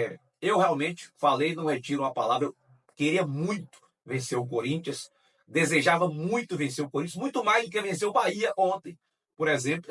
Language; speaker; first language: Portuguese; native; Portuguese